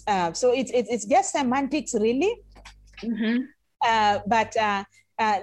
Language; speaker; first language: English; non-native, local second language; Masai